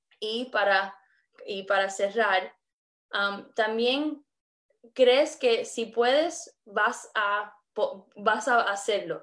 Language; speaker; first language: Spanish; early bilingual, heritage; English